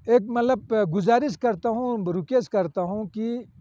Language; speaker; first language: Urdu; non-native, local second language; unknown